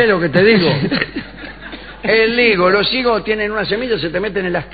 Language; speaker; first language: Spanish; native; Spanish